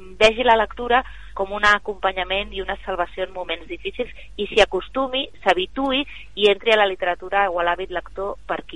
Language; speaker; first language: Catalan; native; Catalan